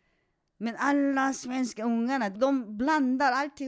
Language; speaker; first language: Swedish; non-native, fluent; Korean